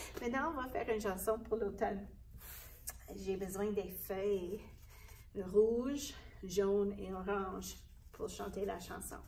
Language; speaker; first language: French; non-native, fluent; English